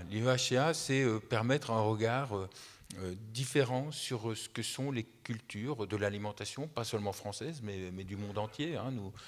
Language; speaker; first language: French; native; French